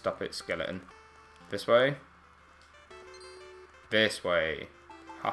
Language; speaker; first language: English; native; English